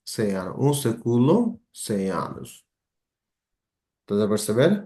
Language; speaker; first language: Portuguese; non-native, fluent; Bangla